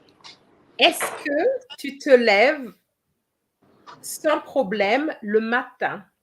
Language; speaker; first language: French; non-native, fluent; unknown